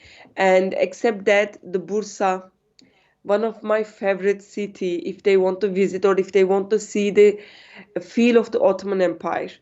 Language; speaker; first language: English; non-native, learner; Turkish